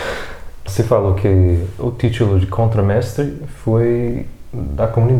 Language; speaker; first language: Portuguese; non-native, fluent; English